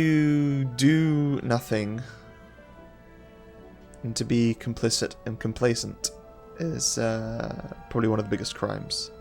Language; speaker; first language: English; native; English